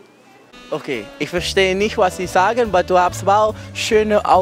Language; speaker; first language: German; non-native, learner; Dutch